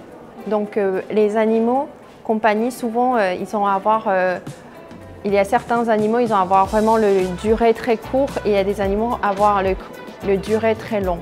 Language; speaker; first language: French; non-native, fluent; Chinese